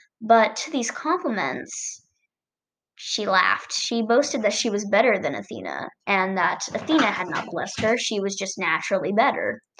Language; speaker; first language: English; native; English